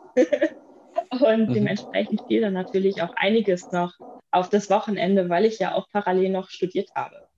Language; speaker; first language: German; native; German